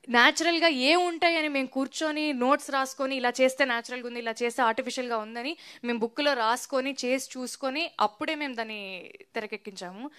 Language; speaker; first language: Telugu; native; Telugu